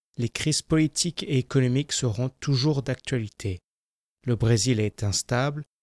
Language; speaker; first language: French; native; French